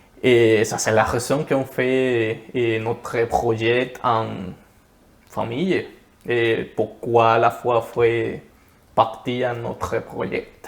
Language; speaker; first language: French; non-native, learner; Spanish